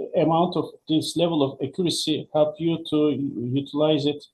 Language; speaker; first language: English; non-native, fluent; Turkish